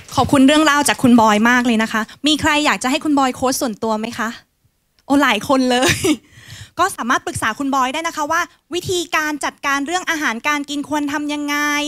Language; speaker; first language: Thai; native; Thai